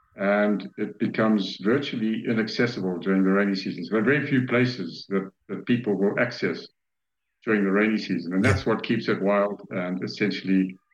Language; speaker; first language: English; native; English